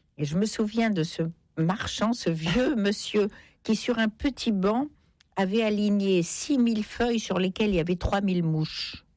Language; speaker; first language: French; native; French